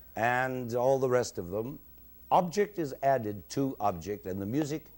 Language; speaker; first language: English; native; English